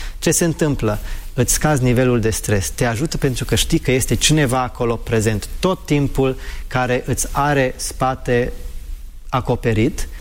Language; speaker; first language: Romanian; non-native, fluent; English